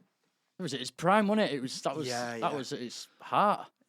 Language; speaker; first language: English; native; English